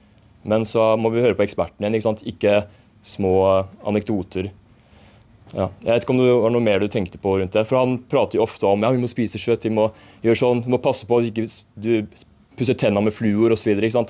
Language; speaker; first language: Norwegian; native; Norwegian